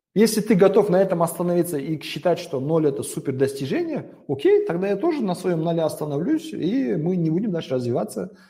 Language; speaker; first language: Russian; non-native, local second language; Kazakh